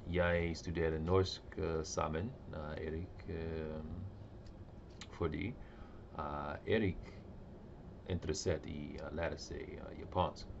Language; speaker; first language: Norwegian; non-native, learner; English